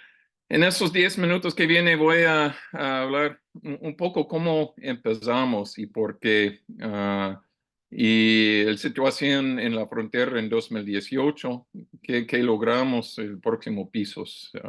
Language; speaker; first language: Spanish; non-native, learner; English